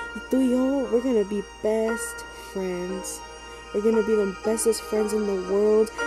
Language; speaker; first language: English; early bilingual, other home language; Spanish